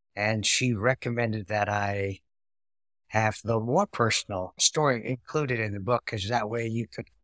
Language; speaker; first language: English; non-native, fluent; Vietnamese